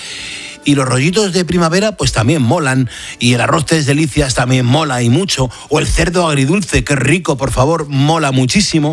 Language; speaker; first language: Spanish; native; Spanish